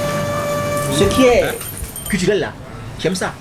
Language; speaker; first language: French; non-native, local second language; Fon